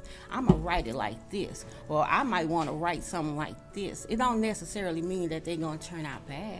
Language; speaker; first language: English; native; English